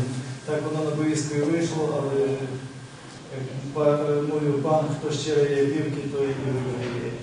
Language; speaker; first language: Polish; non-native, learner; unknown